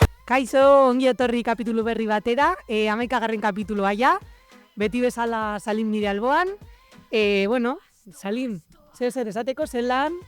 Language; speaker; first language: Basque; non-native, local second language; Spanish